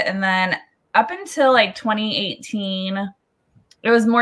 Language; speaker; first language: English; native; English